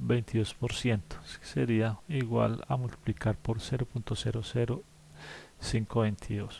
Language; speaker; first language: Spanish; native; Spanish